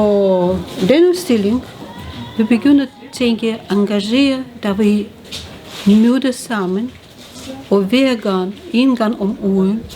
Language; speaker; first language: Danish; non-native, learner; Russian